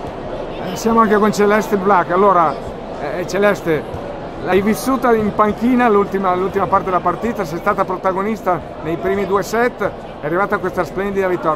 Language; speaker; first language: Italian; native; Italian